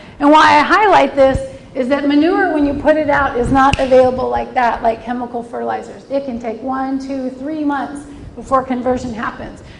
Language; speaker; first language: English; native; English